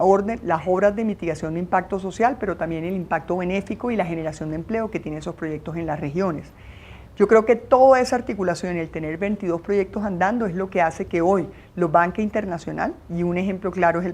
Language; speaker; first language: Spanish; native; Spanish